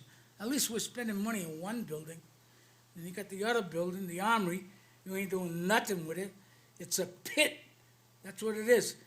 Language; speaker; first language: English; native; English